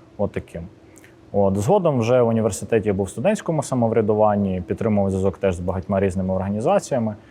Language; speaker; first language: Ukrainian; native; Ukrainian